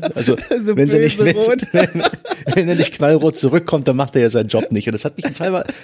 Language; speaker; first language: German; native; German